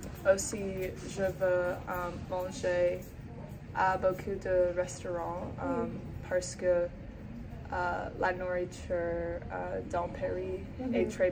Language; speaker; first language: French; non-native, learner; English